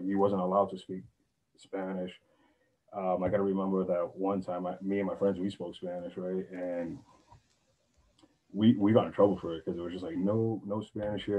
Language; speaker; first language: English; native; English